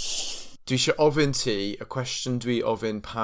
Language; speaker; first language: Welsh; non-native, local second language; English